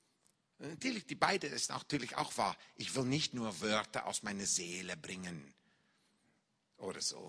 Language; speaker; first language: German; non-native, fluent; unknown